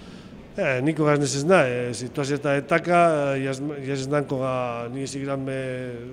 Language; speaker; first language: Macedonian; non-native, fluent; Spanish